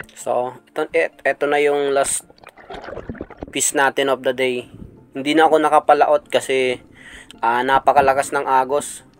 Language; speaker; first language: Filipino; non-native, local second language; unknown